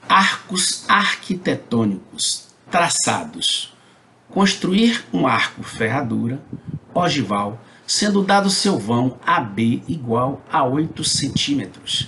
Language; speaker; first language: Portuguese; native; Portuguese